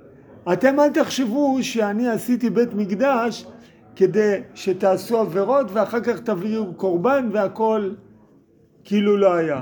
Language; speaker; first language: Hebrew; non-native, fluent; English